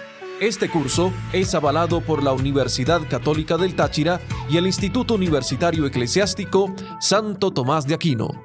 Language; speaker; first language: Spanish; native; Spanish